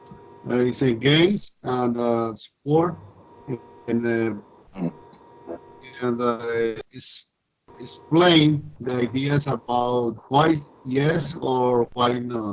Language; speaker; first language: English; non-native, learner; Spanish